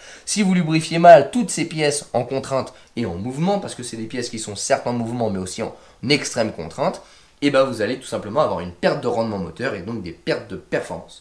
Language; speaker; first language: French; native; French